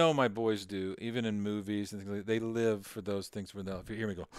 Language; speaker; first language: English; native; English